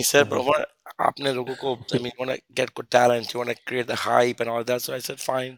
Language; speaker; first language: English; non-native, local second language; Urdu